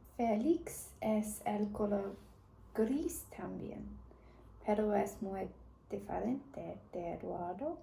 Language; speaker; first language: Spanish; non-native, learner; English